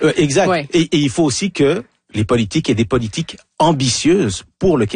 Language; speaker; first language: French; native; French